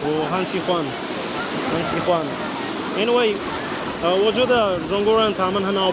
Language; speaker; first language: Chinese; non-native, learner; Central Kurdish